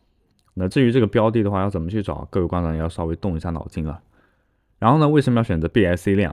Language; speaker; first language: Chinese; native; Chinese